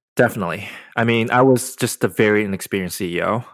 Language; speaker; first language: English; early bilingual, other home language; Chinese